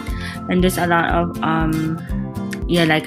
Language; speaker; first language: English; non-native, local second language; Filipino